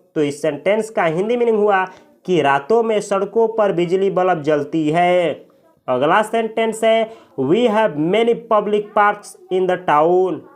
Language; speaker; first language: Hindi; native; Hindi